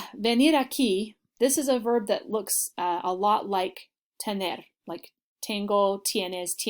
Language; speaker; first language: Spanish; non-native, fluent; English